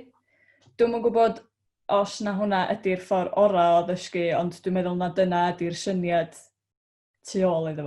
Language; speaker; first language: Welsh; native; Welsh